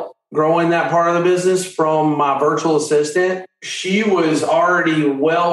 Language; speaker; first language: English; native; English